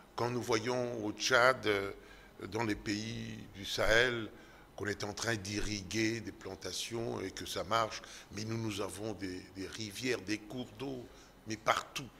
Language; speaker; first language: French; non-native, local second language; Lingala